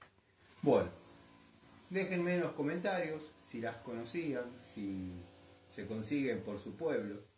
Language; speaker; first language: Spanish; native; Spanish